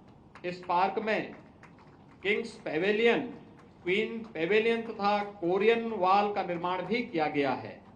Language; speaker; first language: Hindi; native; Hindi